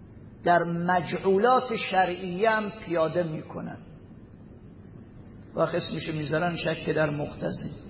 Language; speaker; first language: Persian; native; Persian